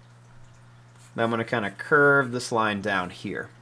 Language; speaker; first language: English; native; English